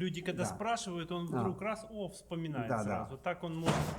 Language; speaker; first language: Russian; native; Russian